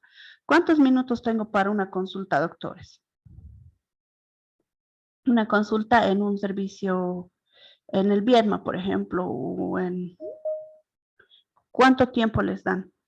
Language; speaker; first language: Spanish; native; Spanish